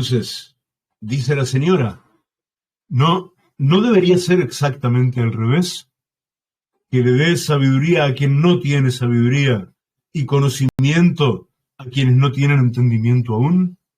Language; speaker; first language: Spanish; native; Spanish